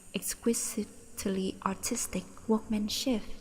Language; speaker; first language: English; non-native, learner; Vietnamese